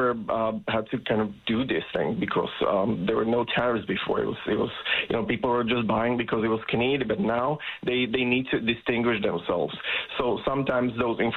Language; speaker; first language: English; non-native, fluent; Slovak